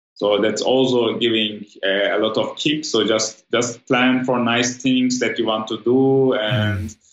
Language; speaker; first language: English; non-native, fluent; German